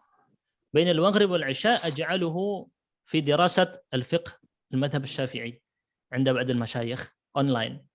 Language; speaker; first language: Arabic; non-native, fluent; Indonesian